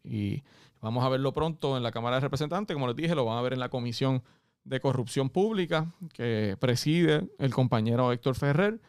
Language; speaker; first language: Spanish; native; Spanish